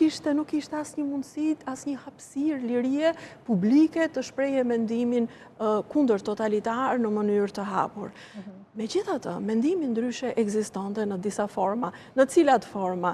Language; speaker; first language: Albanian; native; Albanian